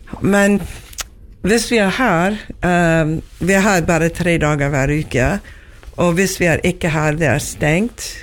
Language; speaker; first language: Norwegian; non-native, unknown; English